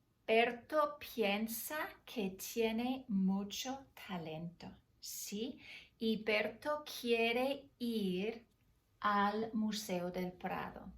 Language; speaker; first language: Spanish; non-native, fluent; English